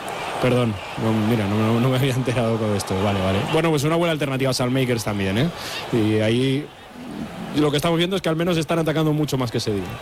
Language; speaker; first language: Spanish; native; Spanish